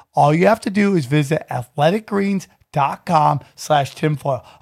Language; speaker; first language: English; native; English